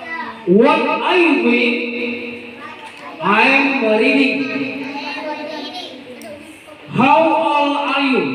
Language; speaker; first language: English; non-native, learner; Indonesian